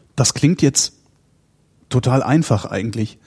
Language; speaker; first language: German; native; German